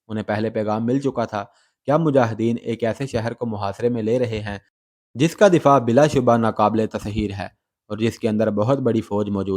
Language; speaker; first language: Urdu; native; Urdu